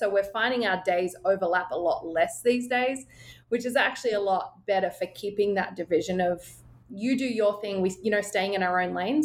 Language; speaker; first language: English; native; English